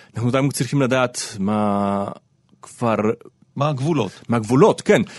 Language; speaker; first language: Hebrew; non-native, fluent; Polish